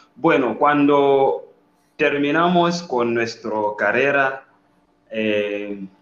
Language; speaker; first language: Spanish; non-native, learner; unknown